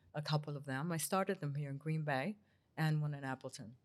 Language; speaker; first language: English; early bilingual, other home language; Spanish